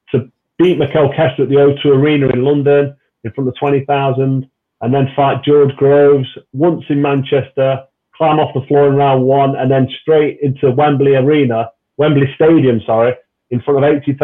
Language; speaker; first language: English; native; English